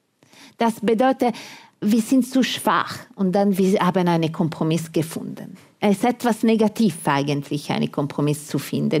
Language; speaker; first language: German; non-native, fluent; Italian